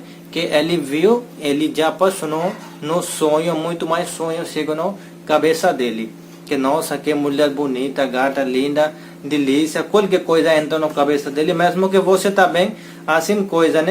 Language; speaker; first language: Portuguese; non-native, learner; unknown